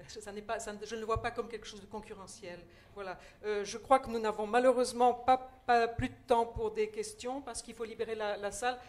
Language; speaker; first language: French; native; French